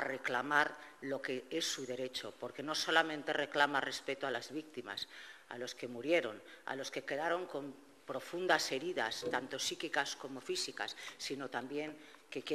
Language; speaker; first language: Spanish; native; Spanish